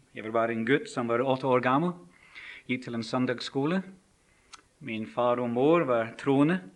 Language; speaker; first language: Norwegian; non-native, fluent; English